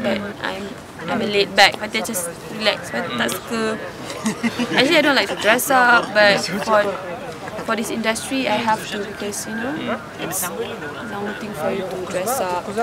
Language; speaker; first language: English; non-native, local second language; Malay